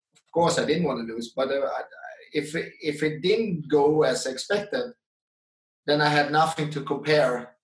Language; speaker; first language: English; non-native, fluent; Dutch